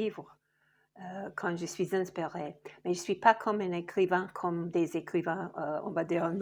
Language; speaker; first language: French; non-native, fluent; English